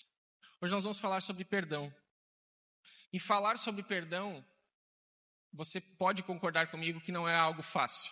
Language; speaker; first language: Portuguese; native; Portuguese